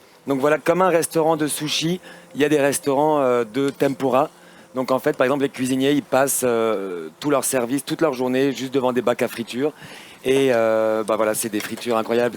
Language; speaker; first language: French; native; French